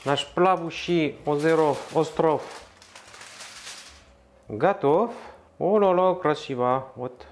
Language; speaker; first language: Russian; non-native, learner; French